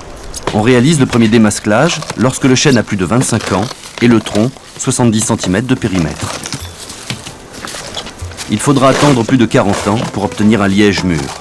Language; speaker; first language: French; native; French